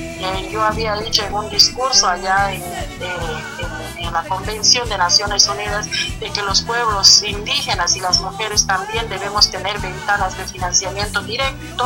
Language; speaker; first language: Spanish; native; Spanish